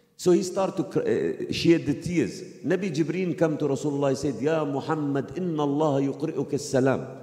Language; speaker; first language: English; non-native, fluent; Arabic